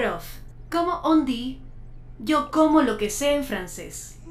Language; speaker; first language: Spanish; native; Spanish